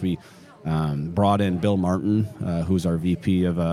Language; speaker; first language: English; native; English